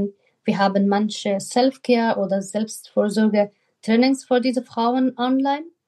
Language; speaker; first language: German; non-native, fluent; Persian